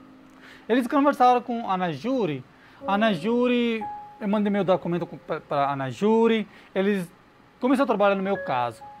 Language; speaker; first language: Portuguese; non-native, learner; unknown